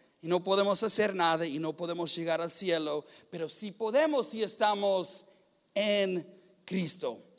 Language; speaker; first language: Spanish; non-native, fluent; English